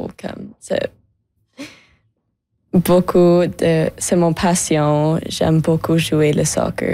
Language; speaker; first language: French; non-native, local second language; English